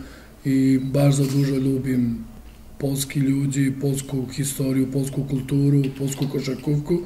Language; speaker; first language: Polish; non-native, learner; Serbian